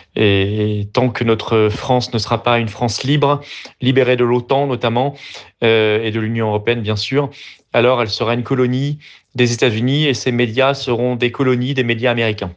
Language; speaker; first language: French; native; French